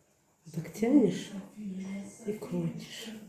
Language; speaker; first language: Russian; non-native, local second language; Chechen